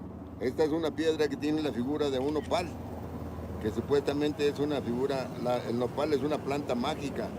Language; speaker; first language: Spanish; native; Spanish